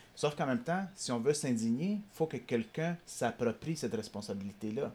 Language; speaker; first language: French; native; French